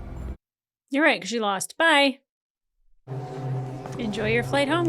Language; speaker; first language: English; native; English